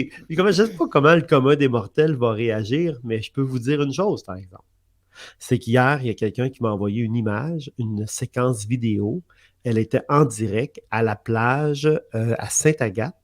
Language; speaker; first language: French; native; French